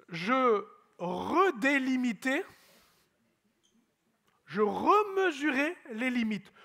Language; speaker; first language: French; native; French